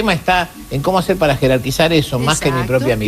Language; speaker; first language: Spanish; native; Spanish